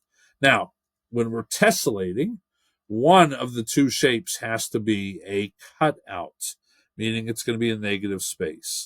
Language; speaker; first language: English; native; English